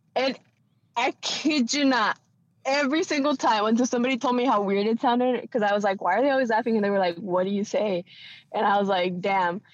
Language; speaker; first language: English; early bilingual, other home language; Spanish